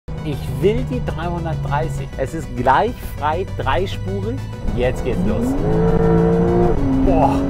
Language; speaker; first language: German; native; German